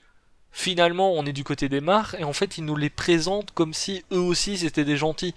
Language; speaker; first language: French; native; French